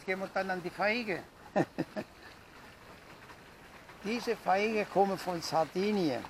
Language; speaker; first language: German; non-native, learner; Italian